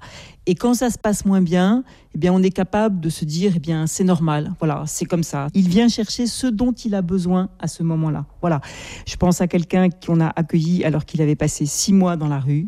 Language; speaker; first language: French; native; French